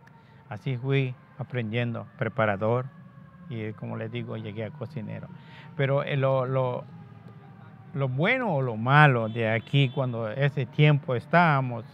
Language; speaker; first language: Spanish; non-native, local second language; Yucateco